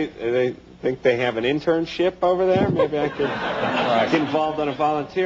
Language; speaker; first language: English; native; English